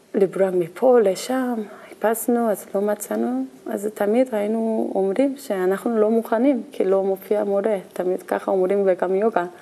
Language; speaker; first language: Hebrew; non-native, learner; Korean